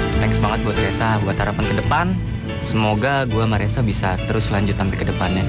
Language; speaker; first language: Indonesian; native; Indonesian